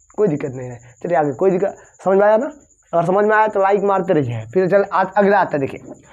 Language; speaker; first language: Hindi; native; Hindi